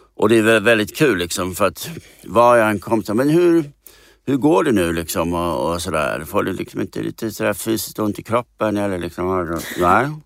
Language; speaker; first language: Swedish; native; Swedish